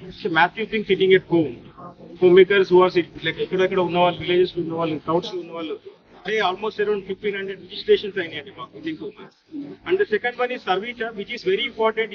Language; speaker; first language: English; non-native, local second language; Telugu